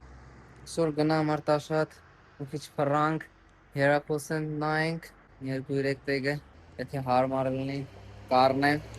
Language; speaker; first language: Armenian; non-native, learner; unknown